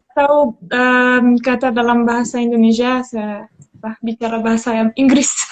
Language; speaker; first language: Indonesian; non-native, learner; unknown